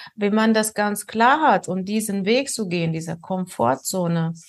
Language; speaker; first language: German; non-native, fluent; Amharic